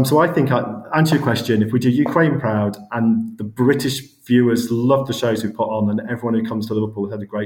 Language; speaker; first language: English; native; English